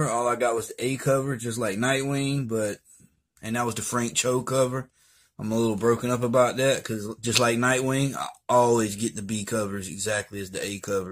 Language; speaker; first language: English; native; English